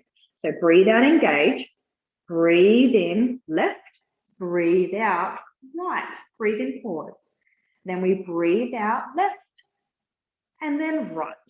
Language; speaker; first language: English; native; English